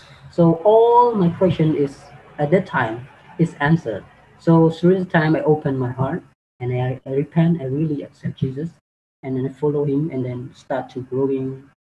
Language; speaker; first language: English; non-native, learner; Khmer